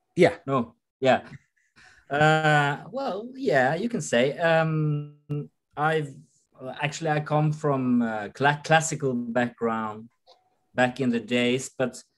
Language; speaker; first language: English; non-native, fluent; Norwegian